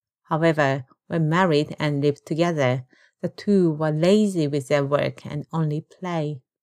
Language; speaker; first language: English; non-native, fluent; Japanese